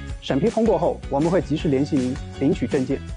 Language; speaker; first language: Chinese; native; Chinese